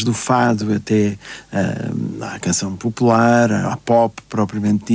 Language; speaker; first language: Portuguese; native; Portuguese